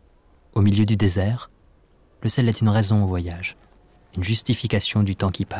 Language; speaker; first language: French; native; French